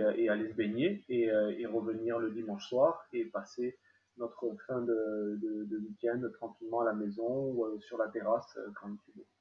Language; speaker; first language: French; native; French